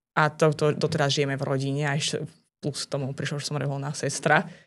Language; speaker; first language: Slovak; non-native, fluent; Azerbaijani